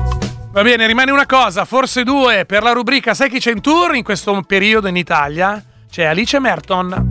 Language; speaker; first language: Italian; native; Italian